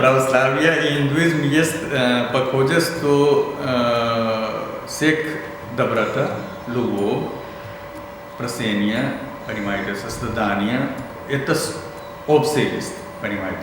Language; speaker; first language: Russian; non-native, learner; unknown